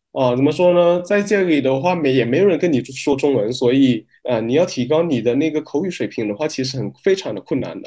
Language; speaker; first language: Chinese; non-native, fluent; Min Nan Chinese